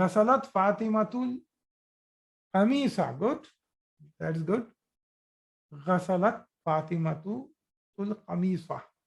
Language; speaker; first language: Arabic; non-native, fluent; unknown